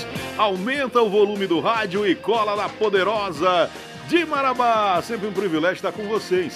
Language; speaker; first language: Portuguese; native; Portuguese